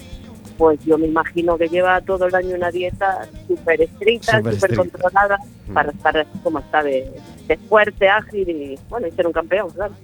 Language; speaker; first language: Spanish; native; Spanish